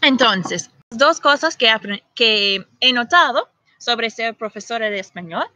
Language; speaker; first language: Spanish; non-native, fluent; English